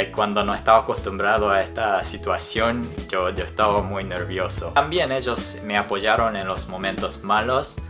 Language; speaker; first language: Spanish; non-native, fluent; Japanese